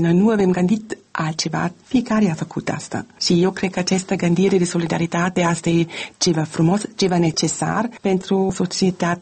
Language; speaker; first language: Romanian; non-native, learner; German